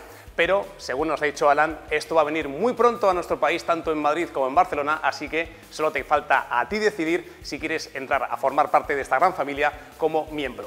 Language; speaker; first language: Spanish; native; Spanish